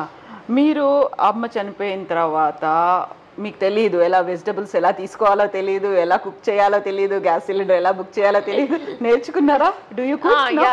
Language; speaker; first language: Telugu; native; Telugu